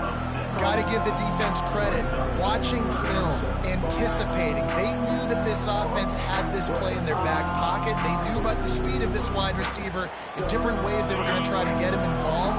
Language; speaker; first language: English; native; English